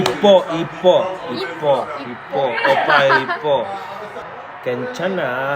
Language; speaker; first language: Korean; non-native, learner; German